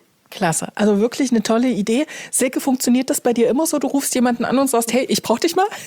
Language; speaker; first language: German; native; German